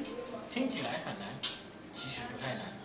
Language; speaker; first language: Chinese; non-native, fluent; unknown